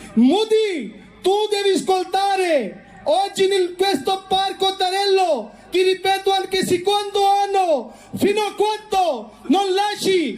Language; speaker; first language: Italian; non-native, fluent; Urdu